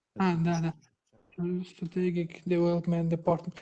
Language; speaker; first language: English; non-native, learner; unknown